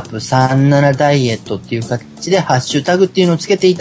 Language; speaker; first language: Japanese; native; Japanese